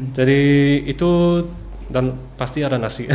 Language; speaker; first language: Indonesian; early bilingual, other home language; English